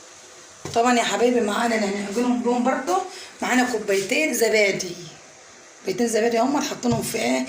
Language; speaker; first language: Arabic; native; Arabic